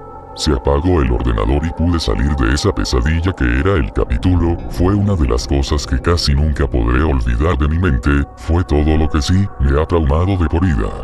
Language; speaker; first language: Spanish; native; Spanish